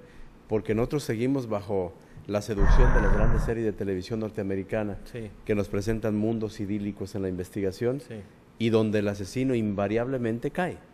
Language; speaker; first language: Spanish; native; Spanish